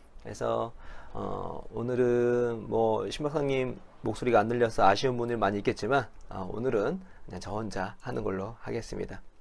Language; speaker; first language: Korean; native; Korean